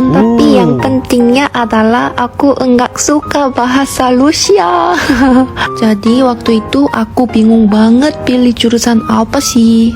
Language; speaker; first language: Indonesian; non-native, fluent; Korean